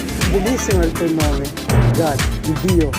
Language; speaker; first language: Italian; non-native, learner; Filipino